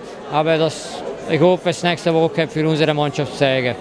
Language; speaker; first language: German; non-native, learner; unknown